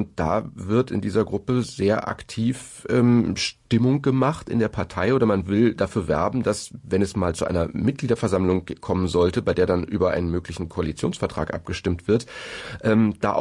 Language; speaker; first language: German; native; German